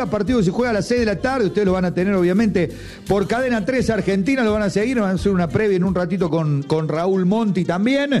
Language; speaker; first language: Spanish; native; Spanish